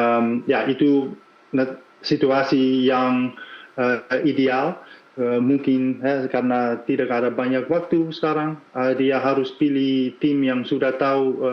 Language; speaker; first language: Indonesian; non-native, fluent; Dutch